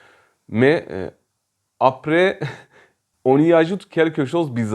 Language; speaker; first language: French; non-native, fluent; Turkish